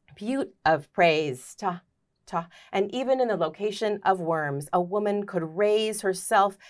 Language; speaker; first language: English; native; English